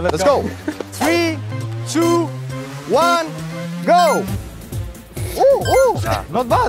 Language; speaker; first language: English; non-native, fluent; Spanish